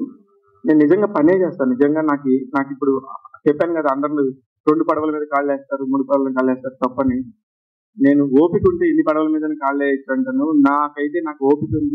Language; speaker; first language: Telugu; native; Telugu